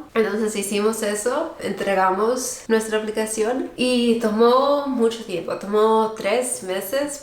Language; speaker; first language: Spanish; early bilingual, heritage; Spanish